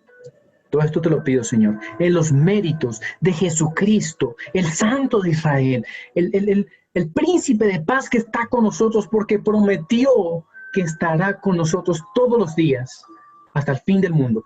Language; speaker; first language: Spanish; native; Spanish